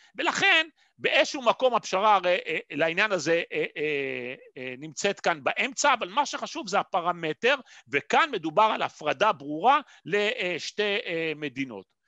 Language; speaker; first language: Hebrew; native; Hebrew